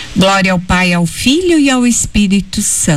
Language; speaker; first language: Portuguese; native; Portuguese